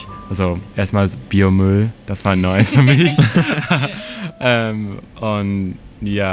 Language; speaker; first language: German; non-native, fluent; English